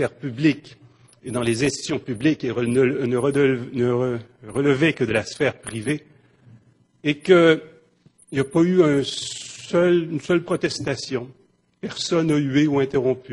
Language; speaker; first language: French; native; French